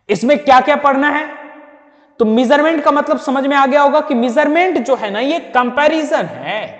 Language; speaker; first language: Hindi; native; Hindi